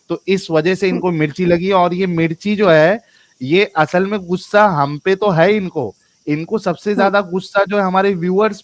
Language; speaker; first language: Hindi; native; Hindi